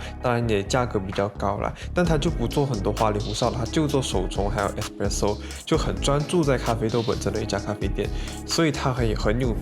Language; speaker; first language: Chinese; native; Chinese